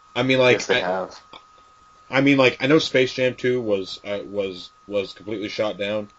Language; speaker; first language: English; native; English